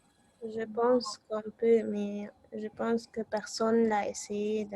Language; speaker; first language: French; non-native, learner; Arabic